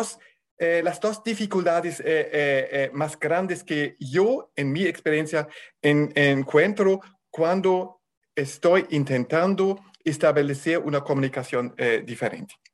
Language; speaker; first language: Spanish; non-native, fluent; German